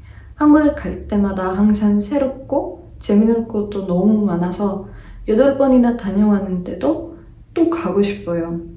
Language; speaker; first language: Korean; non-native, fluent; Greek